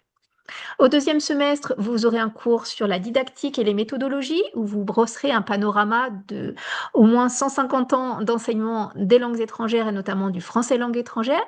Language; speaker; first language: French; native; French